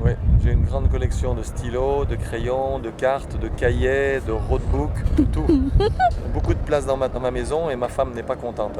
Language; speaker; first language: French; native; French